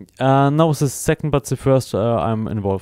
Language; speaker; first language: English; non-native, learner; German